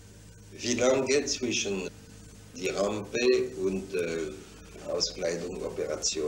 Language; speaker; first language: German; non-native, fluent; French